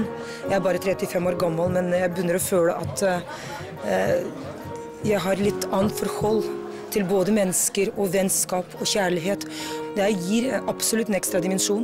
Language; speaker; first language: Norwegian; non-native, fluent; Russian